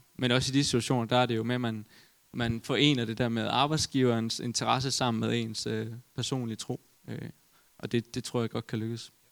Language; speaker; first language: Danish; native; Danish